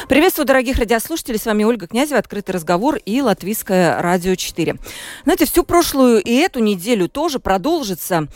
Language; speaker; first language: Russian; native; Russian